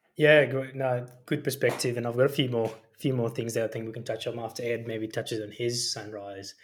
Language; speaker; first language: English; early bilingual, other home language; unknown